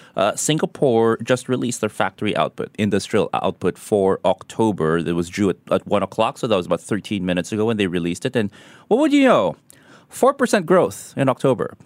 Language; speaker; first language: English; non-native, local second language; Filipino